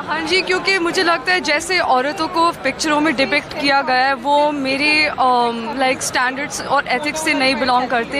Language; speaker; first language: Hindi; early bilingual, heritage; Hindi